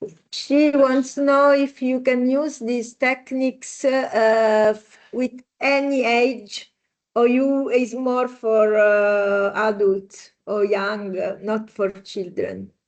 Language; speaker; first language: English; non-native, fluent; Italian